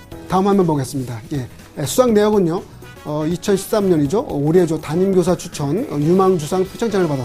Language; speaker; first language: Korean; native; Korean